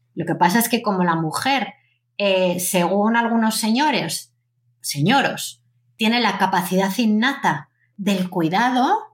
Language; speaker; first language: Spanish; native; Spanish